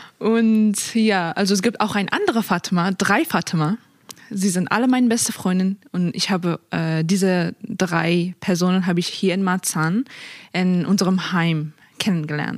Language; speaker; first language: German; non-native, fluent; Persian